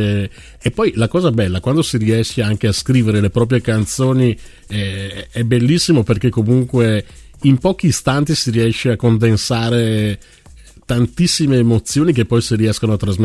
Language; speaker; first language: Italian; native; Italian